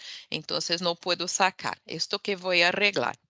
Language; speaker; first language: Spanish; non-native, fluent; Portuguese